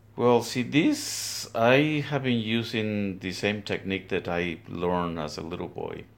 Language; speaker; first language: English; non-native, fluent; Spanish